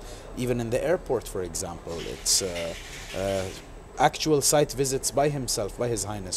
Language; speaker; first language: English; non-native, local second language; Arabic